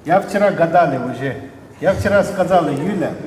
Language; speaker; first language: Russian; non-native, learner; English